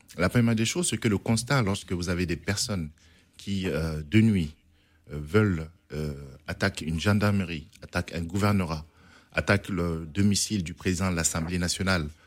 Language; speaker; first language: French; non-native, local second language; Arabic